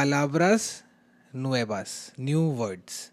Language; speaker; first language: Spanish; non-native, learner; Hindi